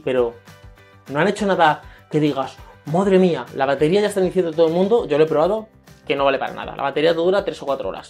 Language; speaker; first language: Spanish; native; Spanish